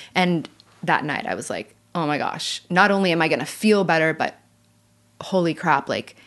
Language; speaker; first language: English; native; English